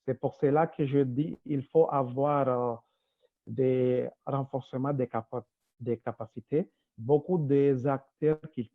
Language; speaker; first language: French; non-native, local second language; Rundi